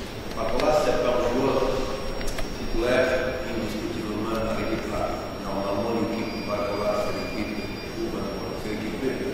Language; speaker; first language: French; non-native, learner; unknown